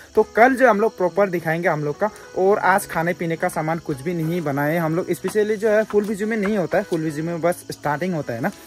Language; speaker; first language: Hindi; non-native, local second language; Chakma